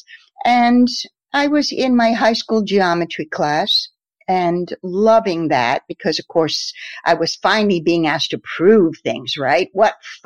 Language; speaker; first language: English; native; English